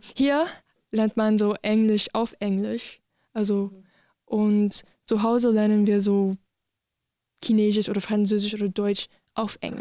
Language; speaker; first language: German; non-native, learner; English